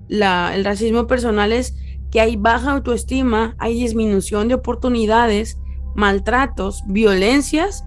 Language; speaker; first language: Spanish; native; Spanish